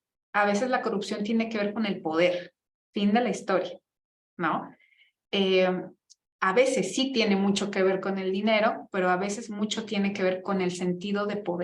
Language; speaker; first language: Spanish; native; Spanish